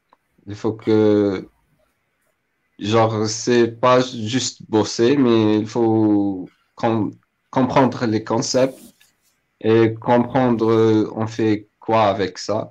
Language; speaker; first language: French; non-native, local second language; Arabic